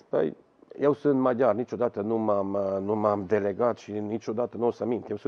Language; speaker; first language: Romanian; non-native, local second language; Hungarian